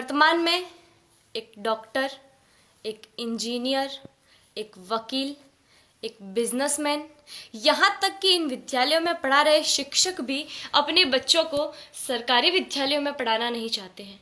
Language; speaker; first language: Hindi; native; Hindi